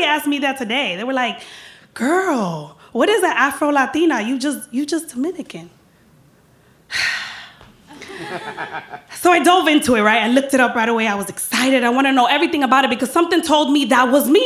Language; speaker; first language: English; early bilingual, other home language; Spanish